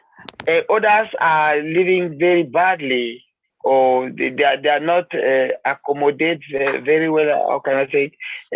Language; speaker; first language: English; non-native, learner; French